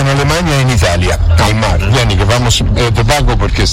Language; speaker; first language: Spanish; non-native, learner; Italian